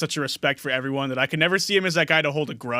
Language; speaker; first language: English; native; English